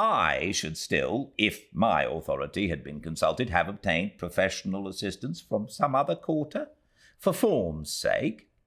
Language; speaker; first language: English; native; English